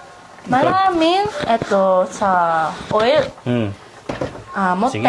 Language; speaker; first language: Filipino; non-native, learner; Japanese